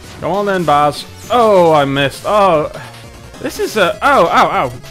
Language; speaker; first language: English; native; English